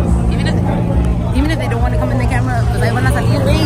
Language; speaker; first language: English; early bilingual, other home language; Spanish